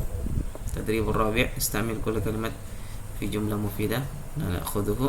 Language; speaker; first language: Arabic; non-native, fluent; Indonesian